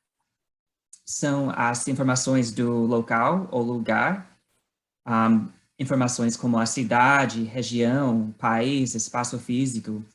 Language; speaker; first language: Portuguese; non-native, fluent; English